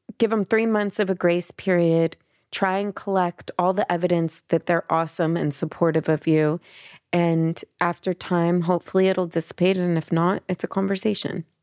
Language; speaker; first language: English; native; English